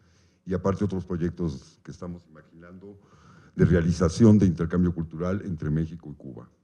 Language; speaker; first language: Spanish; native; Spanish